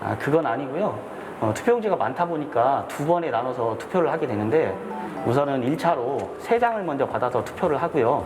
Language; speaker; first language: Korean; native; Korean